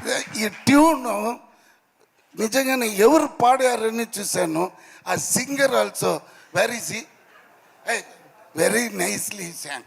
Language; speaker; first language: Telugu; non-native, learner; Tamil